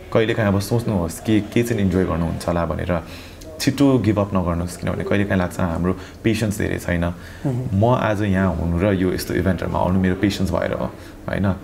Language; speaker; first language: Nepali; early bilingual, heritage; Nepali